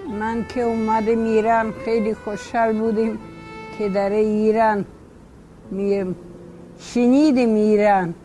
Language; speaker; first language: Persian; early bilingual, other home language; Polish